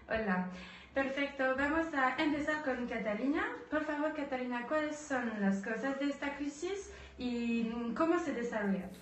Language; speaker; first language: Spanish; non-native, learner; French